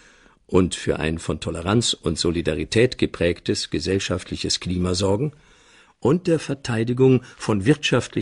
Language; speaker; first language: German; native; German